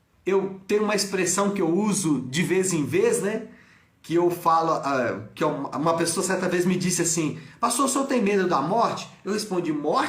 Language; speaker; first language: Portuguese; native; Portuguese